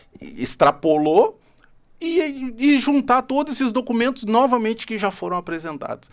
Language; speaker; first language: Portuguese; native; Portuguese